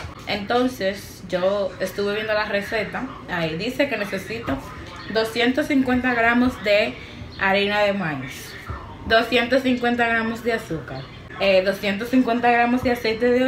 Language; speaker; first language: Spanish; native; Spanish